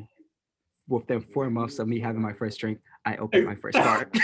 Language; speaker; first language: English; native; English